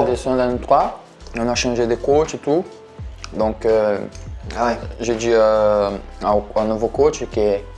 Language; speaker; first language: French; non-native, learner; Portuguese